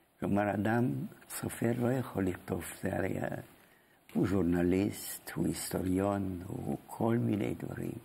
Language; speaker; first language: Hebrew; non-native, fluent; German